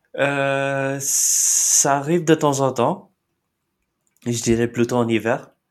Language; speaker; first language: French; non-native, fluent; Marathi